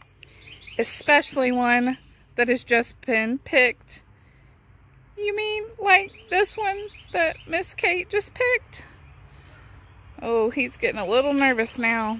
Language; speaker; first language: English; native; English